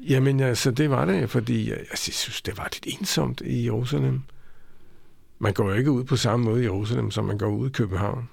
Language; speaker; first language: Danish; native; Danish